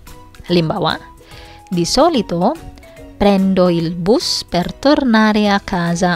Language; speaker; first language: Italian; non-native, fluent; Filipino